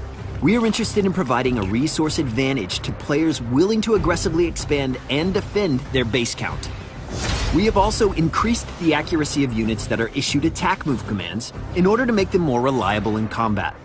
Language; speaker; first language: English; native; English